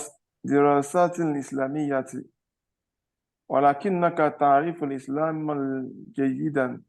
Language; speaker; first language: Arabic; non-native, learner; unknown